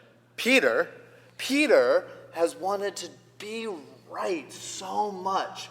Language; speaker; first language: English; native; English